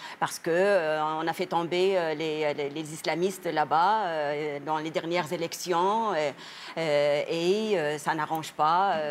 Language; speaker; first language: French; non-native, local second language; Arabic